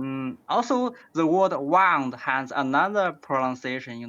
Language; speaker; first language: English; non-native, learner; Chinese